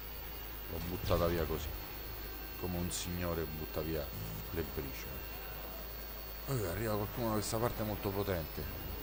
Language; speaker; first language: Italian; native; Italian